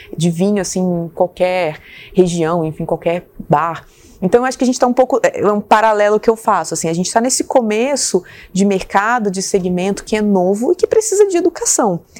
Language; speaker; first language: Portuguese; native; Portuguese